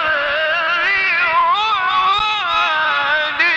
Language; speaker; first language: Arabic; native; Arabic